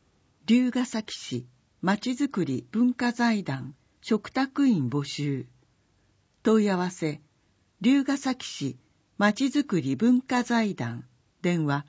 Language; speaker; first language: Japanese; native; Japanese